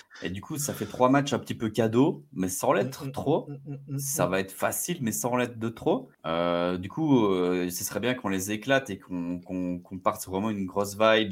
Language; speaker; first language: French; native; French